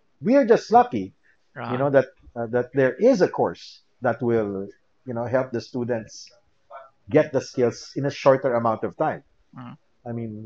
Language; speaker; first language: English; non-native, local second language; Filipino